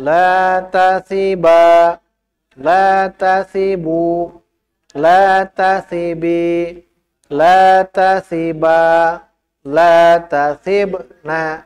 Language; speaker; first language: Arabic; non-native, fluent; Indonesian